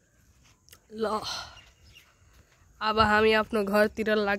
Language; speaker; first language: Nepali; non-native, local second language; Maithili